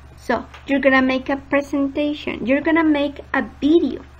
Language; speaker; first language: English; non-native, fluent; Spanish